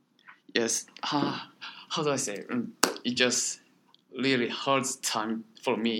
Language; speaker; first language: English; non-native, learner; Korean